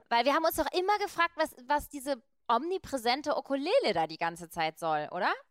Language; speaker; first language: German; native; German